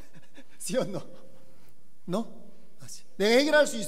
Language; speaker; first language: Spanish; non-native, learner; Korean